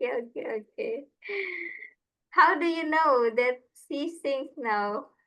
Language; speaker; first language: English; non-native, fluent; Indonesian